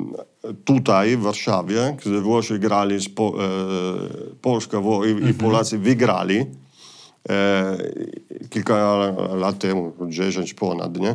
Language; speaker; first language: Polish; non-native, fluent; Italian